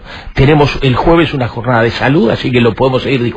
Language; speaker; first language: Spanish; native; Spanish